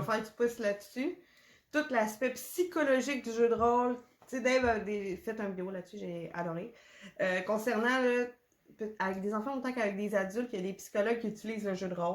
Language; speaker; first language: French; native; French